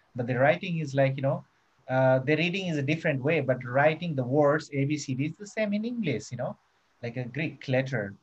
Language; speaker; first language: English; non-native, local second language; Nepali